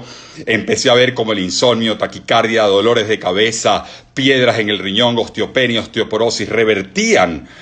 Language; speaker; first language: Spanish; native; Spanish